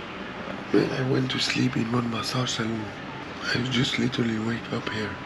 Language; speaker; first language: English; non-native, learner; Portuguese